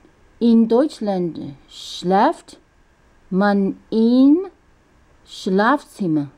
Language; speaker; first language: German; non-native, learner; Japanese